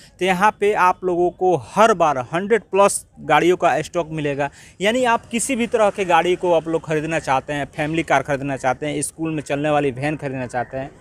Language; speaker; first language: Hindi; native; Hindi